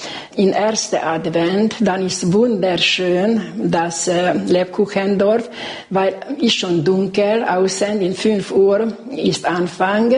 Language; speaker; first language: German; non-native, local second language; Hungarian